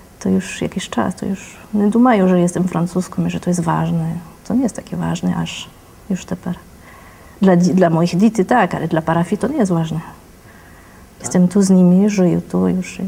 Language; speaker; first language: Polish; non-native, fluent; French